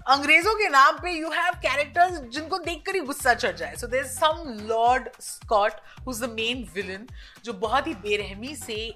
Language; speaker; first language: Hindi; native; Hindi